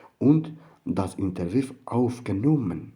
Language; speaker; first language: German; non-native, learner; Turkish